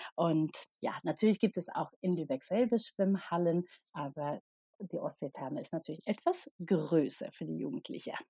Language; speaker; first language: German; non-native, fluent; Swedish